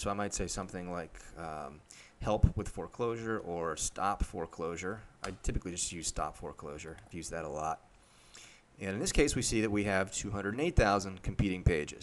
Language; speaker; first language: English; native; English